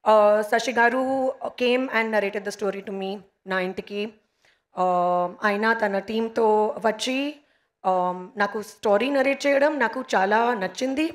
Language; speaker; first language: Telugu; non-native, local second language; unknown